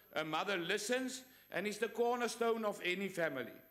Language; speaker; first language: English; non-native, local second language; Afrikaans